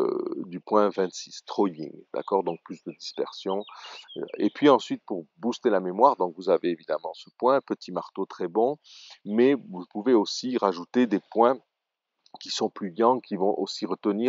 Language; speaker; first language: French; native; French